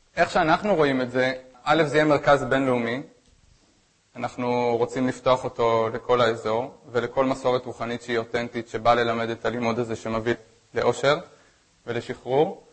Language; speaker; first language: Hebrew; native; Hebrew